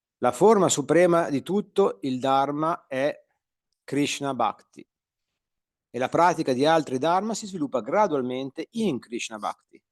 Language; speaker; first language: Italian; native; Italian